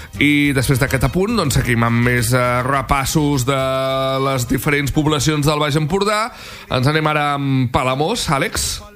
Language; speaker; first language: Catalan; native; Catalan